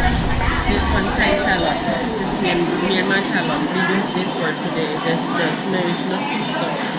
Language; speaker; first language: English; non-native, learner; Thai